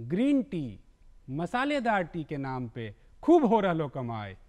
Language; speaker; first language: Hindi; non-native, local second language; Magahi